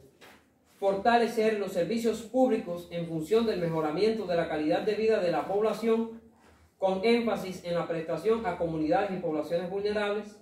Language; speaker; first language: Spanish; native; Spanish